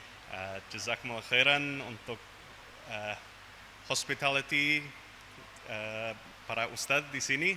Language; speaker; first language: Indonesian; non-native, fluent; English